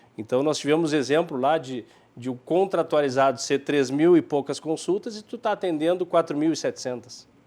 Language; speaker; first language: Portuguese; native; Portuguese